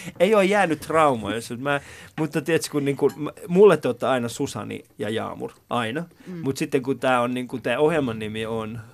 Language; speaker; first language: Finnish; early bilingual, other home language; Persian